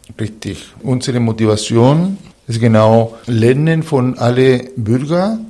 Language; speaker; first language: German; non-native, fluent; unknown